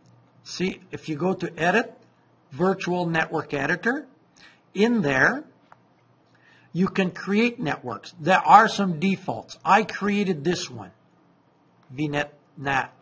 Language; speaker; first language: English; non-native, fluent; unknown